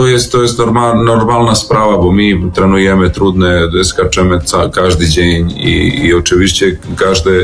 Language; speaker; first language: Polish; non-native, learner; Serbian